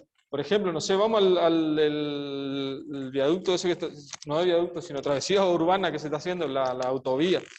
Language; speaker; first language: Spanish; native; Spanish